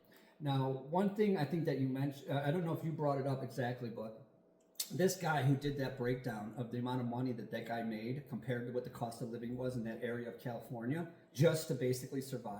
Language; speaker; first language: English; native; English